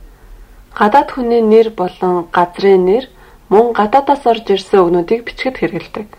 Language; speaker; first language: Mongolian; native; Mongolian